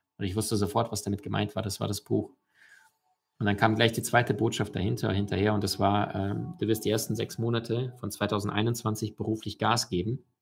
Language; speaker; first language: German; early bilingual, other home language; Russian